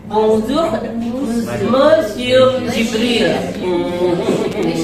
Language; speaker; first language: French; non-native, fluent; Indonesian